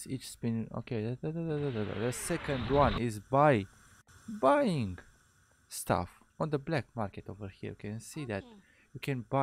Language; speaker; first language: English; non-native, fluent; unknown